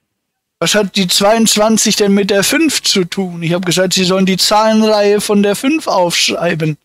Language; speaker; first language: German; native; German